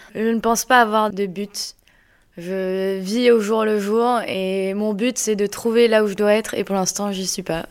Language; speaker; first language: French; non-native, fluent; Chinese